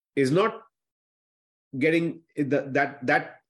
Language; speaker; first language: English; non-native, local second language; Hindi